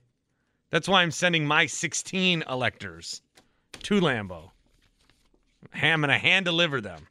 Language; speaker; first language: English; native; English